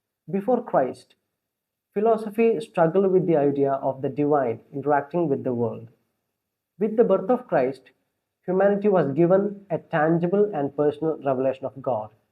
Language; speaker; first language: English; non-native, local second language; Malayalam